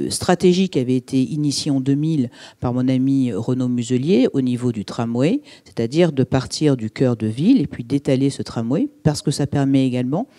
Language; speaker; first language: French; native; French